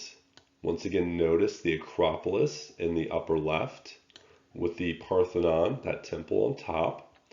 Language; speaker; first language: English; native; English